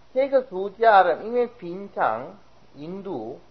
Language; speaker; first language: Chinese; non-native, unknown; Sinhala